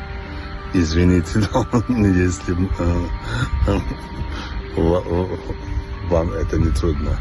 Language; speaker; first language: Russian; non-native, local second language; Chechen